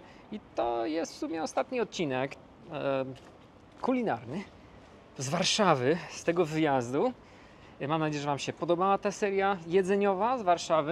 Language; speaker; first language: Polish; native; Polish